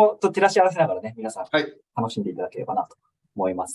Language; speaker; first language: Japanese; native; Japanese